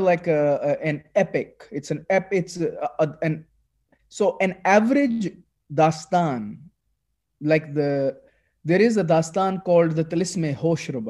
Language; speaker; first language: English; non-native, local second language; Urdu